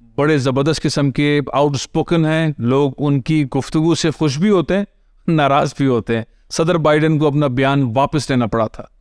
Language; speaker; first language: Urdu; native; Urdu